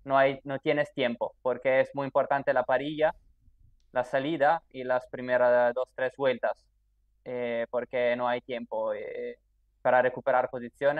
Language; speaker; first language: Spanish; non-native, fluent; Italian